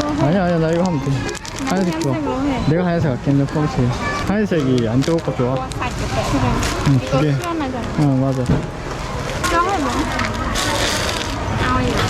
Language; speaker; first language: Korean; native; Korean